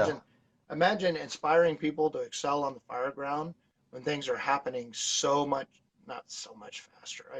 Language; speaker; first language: English; native; English